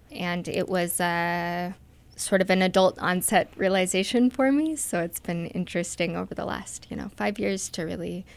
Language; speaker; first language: English; native; English